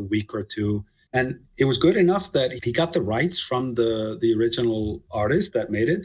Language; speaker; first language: English; non-native, fluent; Icelandic